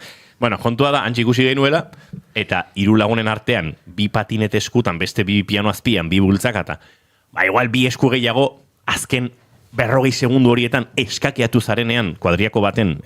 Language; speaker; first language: Basque; native; Basque